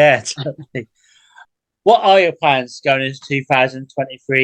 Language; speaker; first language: English; native; English